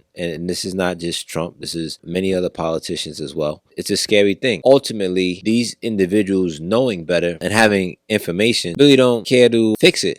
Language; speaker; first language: English; native; English